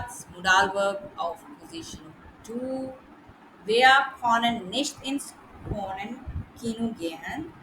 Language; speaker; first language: German; non-native, learner; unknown